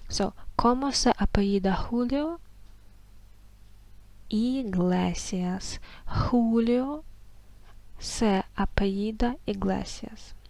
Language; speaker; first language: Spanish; non-native, fluent; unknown